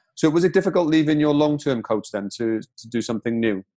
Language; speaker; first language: English; native; English